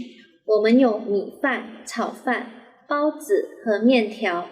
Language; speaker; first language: Chinese; non-native, fluent; Indonesian